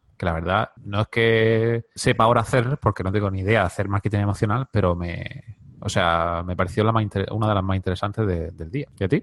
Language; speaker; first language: Spanish; native; Spanish